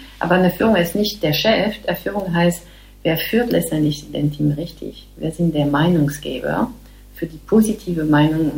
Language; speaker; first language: German; non-native, fluent; French